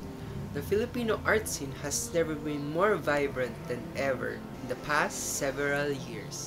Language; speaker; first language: English; non-native, local second language; Filipino